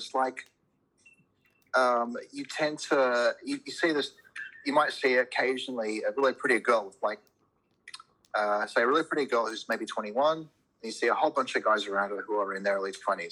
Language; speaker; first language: English; native; English